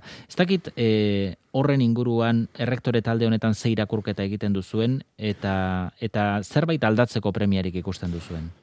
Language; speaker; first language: Basque; native; Basque